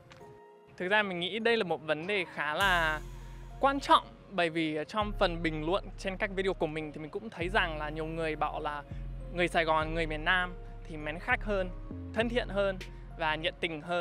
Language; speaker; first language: Vietnamese; non-native, fluent; English